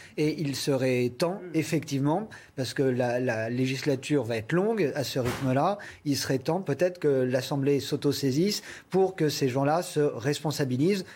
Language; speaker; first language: French; native; French